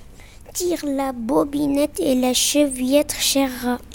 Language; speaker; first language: French; non-native, learner; Spanish